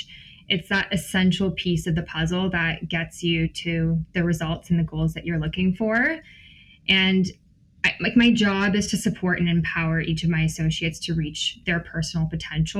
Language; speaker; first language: English; native; English